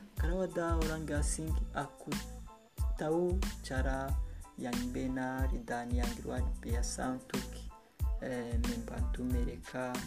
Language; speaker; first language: Indonesian; non-native, learner; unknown